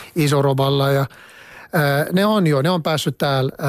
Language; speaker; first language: Finnish; non-native, fluent; Arabic